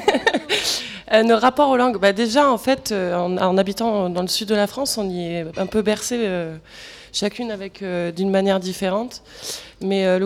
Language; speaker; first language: French; native; French